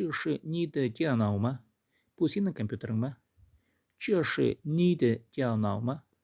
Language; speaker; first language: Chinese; non-native, fluent; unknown